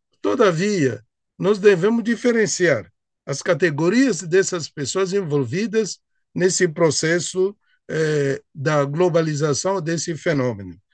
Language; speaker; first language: Portuguese; non-native, fluent; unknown